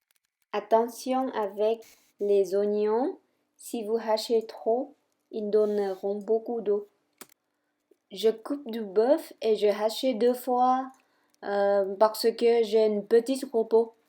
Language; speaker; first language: French; non-native, fluent; Vietnamese